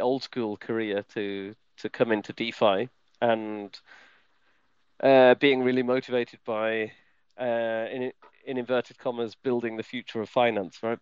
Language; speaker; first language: English; native; English